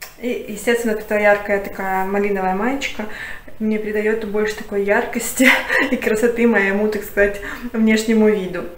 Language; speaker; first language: Russian; native; Russian